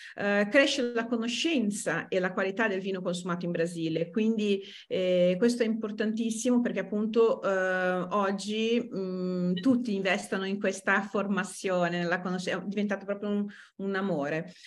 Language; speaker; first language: Italian; non-native, fluent; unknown